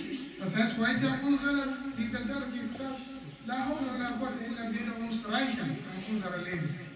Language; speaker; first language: German; non-native, learner; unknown